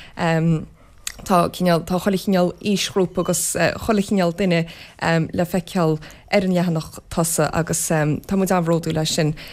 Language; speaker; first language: Irish; native; Irish